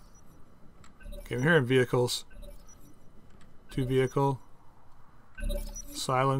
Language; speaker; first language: English; native; English